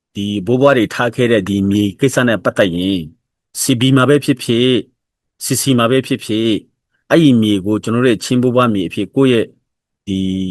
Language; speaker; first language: Burmese; non-native, local second language; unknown